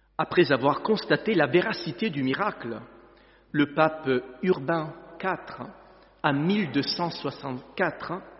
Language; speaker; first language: French; non-native, fluent; Italian